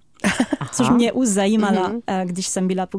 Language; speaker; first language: Czech; non-native, fluent; French